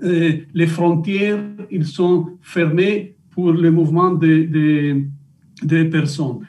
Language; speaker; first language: French; non-native, fluent; Italian